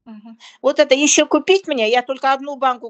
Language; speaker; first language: Russian; non-native, local second language; Kazakh